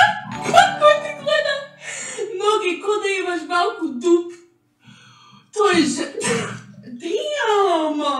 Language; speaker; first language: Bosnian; early bilingual, heritage; English